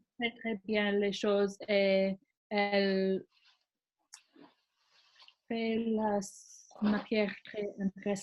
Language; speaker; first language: French; non-native, learner; English